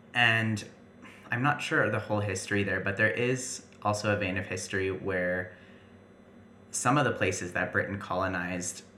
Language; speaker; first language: English; native; English